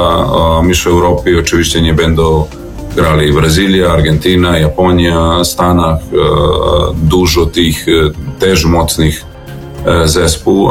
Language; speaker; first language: Polish; non-native, fluent; Serbian